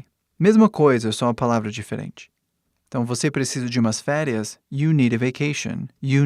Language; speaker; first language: Portuguese; non-native, fluent; English